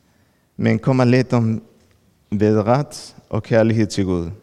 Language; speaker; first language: Danish; non-native, fluent; Spanish